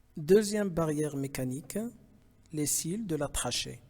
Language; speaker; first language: French; non-native, local second language; Arabic